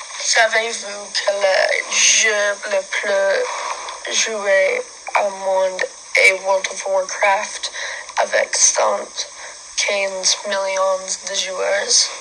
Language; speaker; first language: French; non-native, learner; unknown